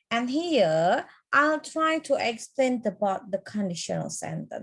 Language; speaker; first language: English; non-native, fluent; Indonesian